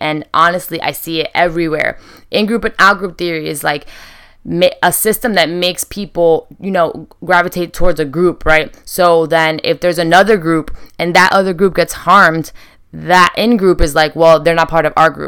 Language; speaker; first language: English; early bilingual, other home language; Spanish